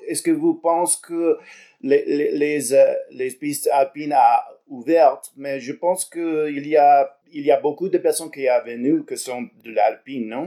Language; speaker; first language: French; non-native, learner; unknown